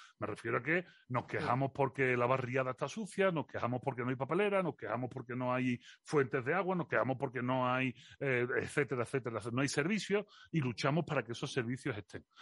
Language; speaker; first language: Spanish; native; Spanish